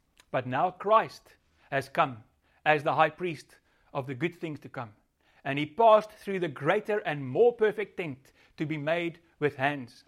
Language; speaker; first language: English; non-native, local second language; Afrikaans